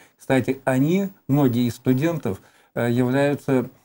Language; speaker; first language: Russian; native; Russian